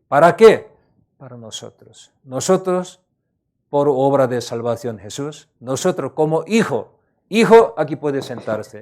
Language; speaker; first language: Spanish; non-native, learner; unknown